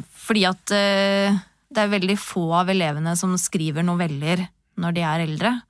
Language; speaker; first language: Norwegian; native; Norwegian